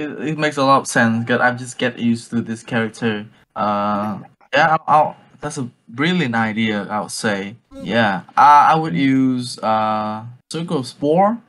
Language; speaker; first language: English; non-native, learner; Vietnamese